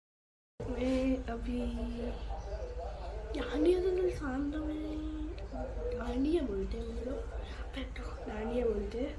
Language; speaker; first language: Hindi; non-native, local second language; Gujarati